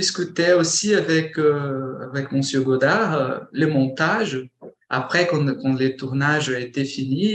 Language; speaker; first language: French; non-native, fluent; Portuguese